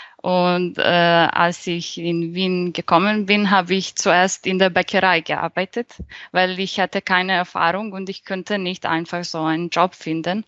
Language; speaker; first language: German; non-native, fluent; Serbian